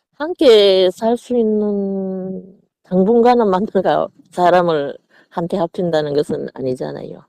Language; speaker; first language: Korean; native; Korean